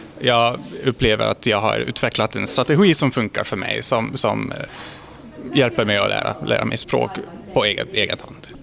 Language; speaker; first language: Swedish; non-native, fluent; Hungarian